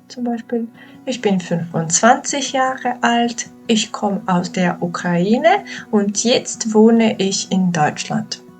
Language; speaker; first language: German; non-native, learner; Ukrainian